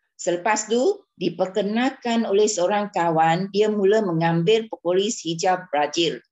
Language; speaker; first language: Malay; non-native, local second language; Chinese